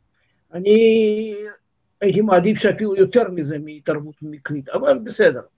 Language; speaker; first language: Hebrew; non-native, fluent; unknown